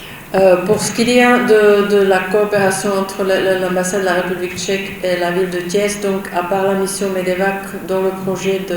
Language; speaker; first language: French; non-native, fluent; Czech